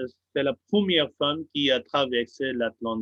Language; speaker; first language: French; non-native, fluent; Hindi